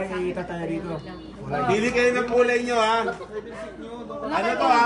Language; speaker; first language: Filipino; native; Filipino